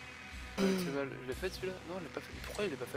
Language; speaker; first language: French; native; French